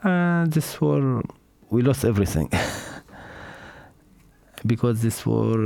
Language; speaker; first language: English; non-native, learner; Arabic